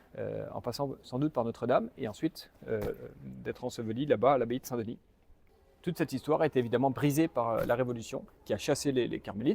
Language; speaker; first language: French; native; French